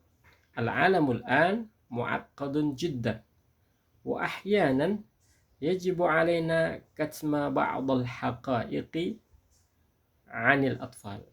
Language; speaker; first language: Arabic; non-native, fluent; Indonesian